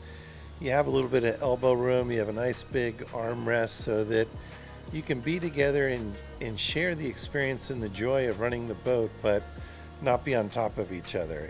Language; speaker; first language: English; native; English